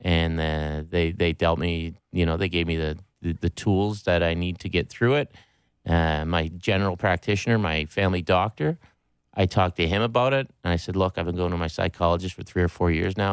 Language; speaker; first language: English; native; English